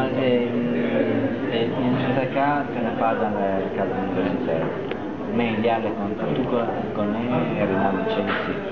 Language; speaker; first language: French; non-native, fluent; Italian